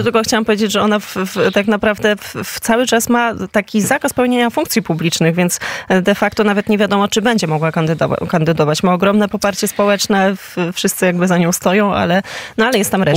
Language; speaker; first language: Polish; native; Polish